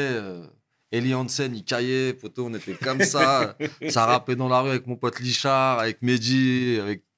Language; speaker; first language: French; native; French